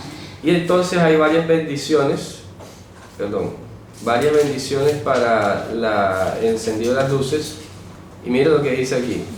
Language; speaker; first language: Spanish; native; Spanish